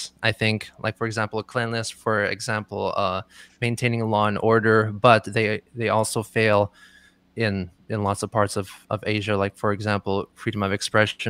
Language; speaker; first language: English; native; English